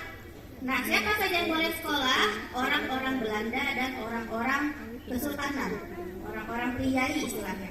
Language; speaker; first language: Indonesian; native; Indonesian